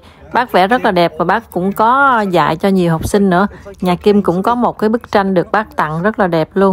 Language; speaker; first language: Vietnamese; native; Vietnamese